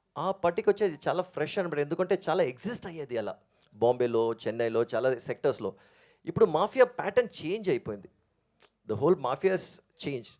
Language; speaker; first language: Telugu; native; Telugu